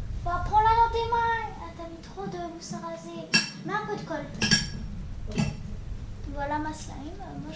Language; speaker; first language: French; native; French